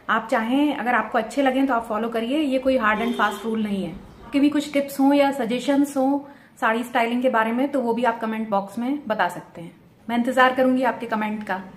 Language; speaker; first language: Hindi; native; Hindi